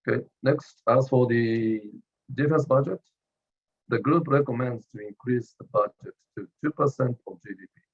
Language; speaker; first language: English; non-native, fluent; Japanese